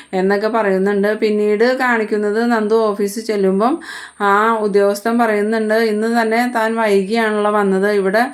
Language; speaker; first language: Malayalam; native; Malayalam